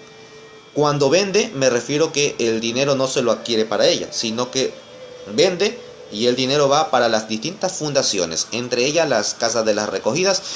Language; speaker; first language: Spanish; native; Spanish